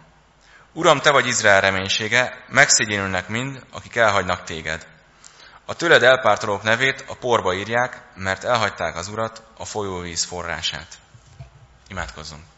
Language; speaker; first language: Hungarian; native; Hungarian